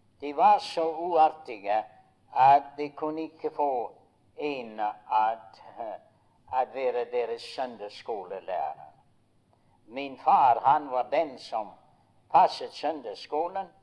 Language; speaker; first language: Norwegian; early bilingual, heritage; Norwegian